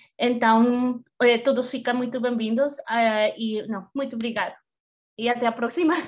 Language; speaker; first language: Portuguese; non-native, fluent; Spanish